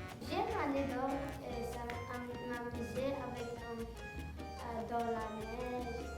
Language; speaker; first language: French; non-native, learner; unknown